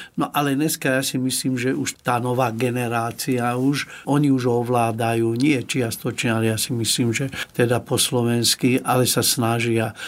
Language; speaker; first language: Slovak; non-native, local second language; Hungarian